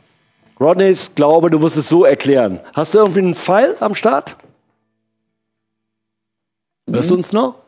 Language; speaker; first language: German; native; German